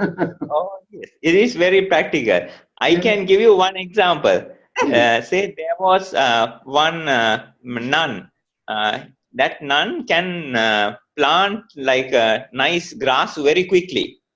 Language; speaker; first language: English; non-native, local second language; Sinhala